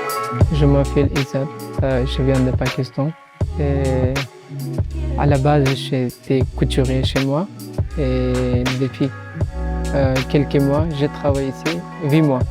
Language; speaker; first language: French; non-native, learner; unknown